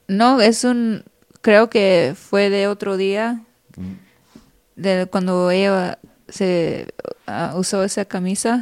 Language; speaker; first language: Spanish; early bilingual, heritage; Spanish